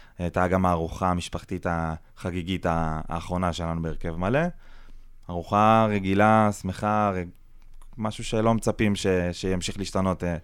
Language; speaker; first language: Hebrew; native; Hebrew